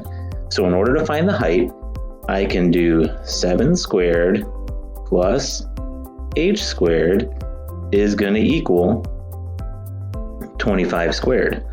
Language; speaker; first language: English; native; English